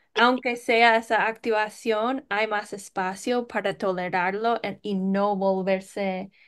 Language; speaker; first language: Spanish; non-native, fluent; English